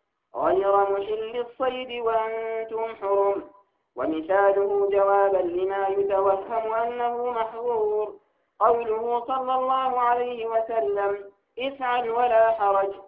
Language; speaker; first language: Arabic; native; Arabic